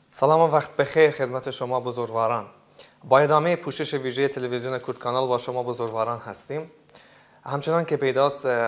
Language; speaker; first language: Persian; non-native, local second language; Central Kurdish